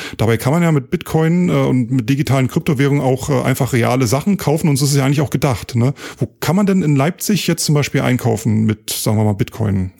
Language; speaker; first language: German; native; German